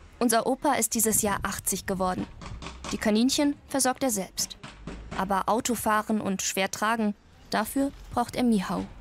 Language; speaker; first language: German; early bilingual, other home language; Polish